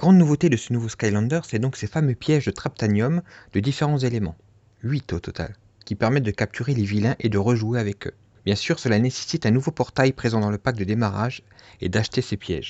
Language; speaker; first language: French; native; French